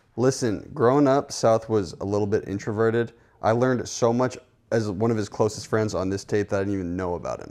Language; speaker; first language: English; native; English